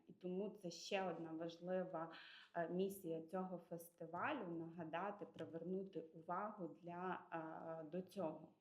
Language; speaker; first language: Ukrainian; native; Ukrainian